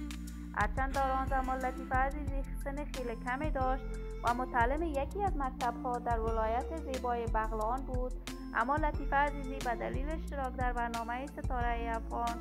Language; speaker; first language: Persian; native; Persian